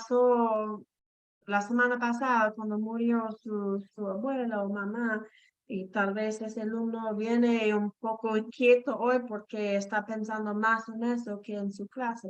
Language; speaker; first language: Spanish; non-native, fluent; English